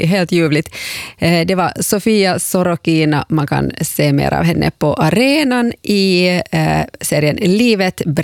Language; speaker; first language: Swedish; native; Swedish